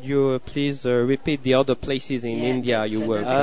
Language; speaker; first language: English; non-native, learner; French